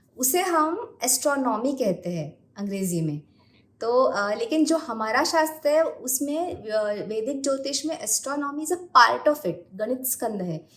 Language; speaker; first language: Hindi; non-native, local second language; Marathi